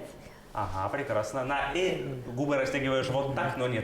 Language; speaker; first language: Russian; native; Russian